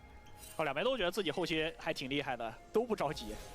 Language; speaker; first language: Chinese; native; Chinese